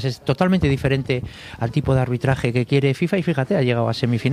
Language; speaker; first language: Spanish; native; Spanish